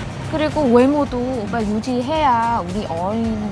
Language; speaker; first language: Korean; non-native, learner; Vietnamese